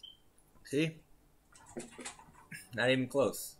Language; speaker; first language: English; native; English